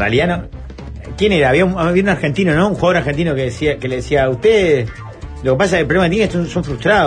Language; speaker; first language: Spanish; native; Spanish